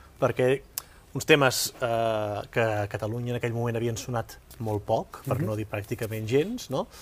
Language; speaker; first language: Catalan; native; Catalan